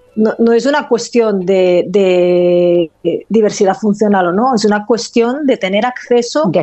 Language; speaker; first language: Spanish; non-native, local second language; Catalan